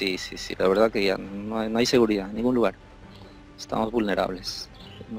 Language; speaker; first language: Spanish; native; Spanish